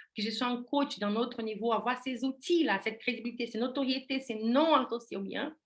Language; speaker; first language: French; non-native, fluent; Portuguese